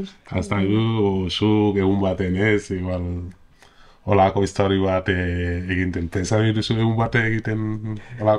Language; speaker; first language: Basque; non-native, learner; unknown